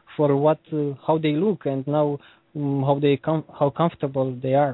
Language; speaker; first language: English; non-native, learner; Romanian